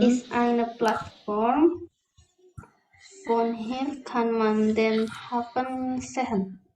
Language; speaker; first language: German; non-native, learner; Indonesian